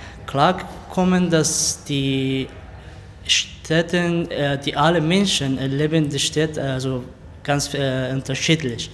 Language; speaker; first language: German; non-native, learner; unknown